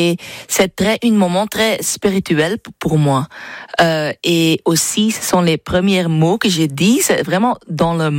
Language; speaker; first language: French; non-native, learner; Dutch